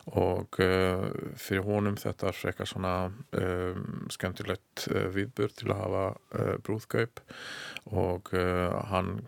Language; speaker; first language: Icelandic; non-native, learner; Hungarian